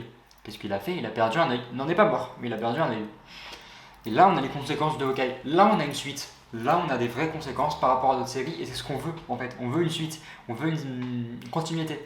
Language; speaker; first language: French; native; French